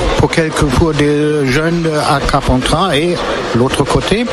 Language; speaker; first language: French; non-native, learner; German